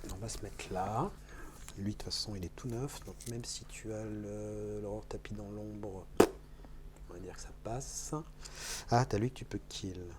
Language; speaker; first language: French; native; French